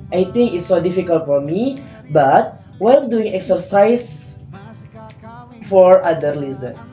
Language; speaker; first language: English; non-native, learner; Indonesian